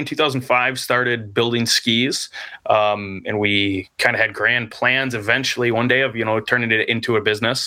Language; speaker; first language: English; native; English